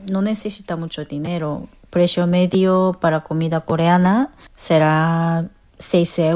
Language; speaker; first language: Spanish; non-native, fluent; Korean